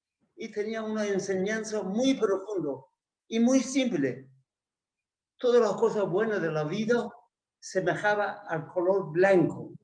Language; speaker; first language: Spanish; non-native, fluent; Persian